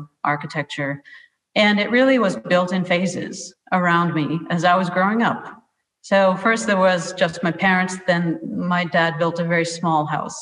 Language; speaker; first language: English; native; English